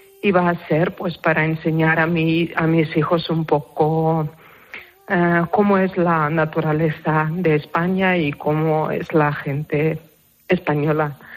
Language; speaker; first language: Spanish; non-native, fluent; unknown